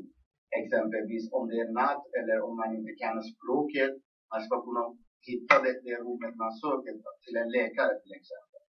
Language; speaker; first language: Swedish; non-native, local second language; Persian